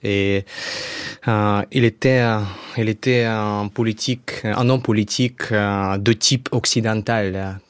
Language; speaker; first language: French; non-native, fluent; Russian